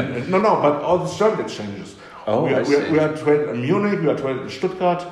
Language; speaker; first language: English; non-native, fluent; German